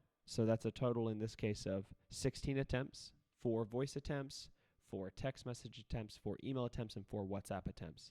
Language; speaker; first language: English; native; English